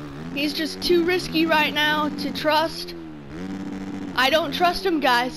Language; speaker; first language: English; native; English